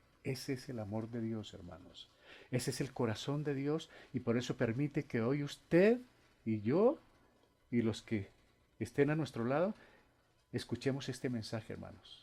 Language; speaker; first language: Spanish; native; Spanish